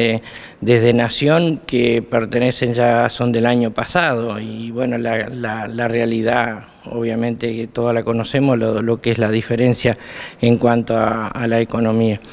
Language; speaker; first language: Spanish; native; Spanish